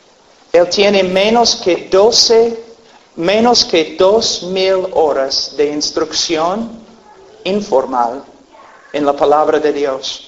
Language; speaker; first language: Spanish; non-native, fluent; English